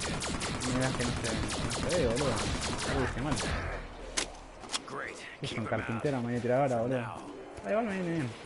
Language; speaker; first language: Spanish; native; Spanish